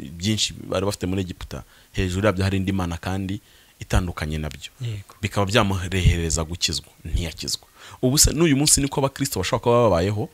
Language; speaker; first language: Kinyarwanda; native; Kinyarwanda